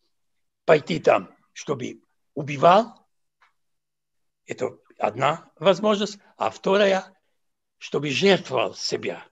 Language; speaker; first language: Russian; non-native, fluent; Serbian